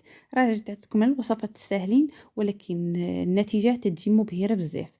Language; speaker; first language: Arabic; native; Arabic